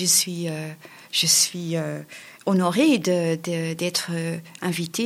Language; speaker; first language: French; native; French